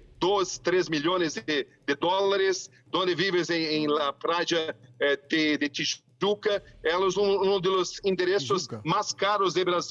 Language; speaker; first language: Spanish; non-native, fluent; Portuguese